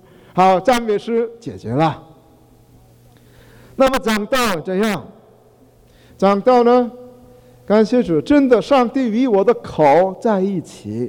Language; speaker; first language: Chinese; non-native, fluent; Korean